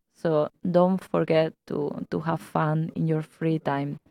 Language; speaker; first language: English; non-native, fluent; Spanish